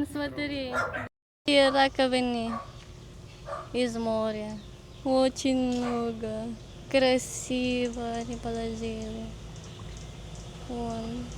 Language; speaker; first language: Russian; non-native, fluent; Filipino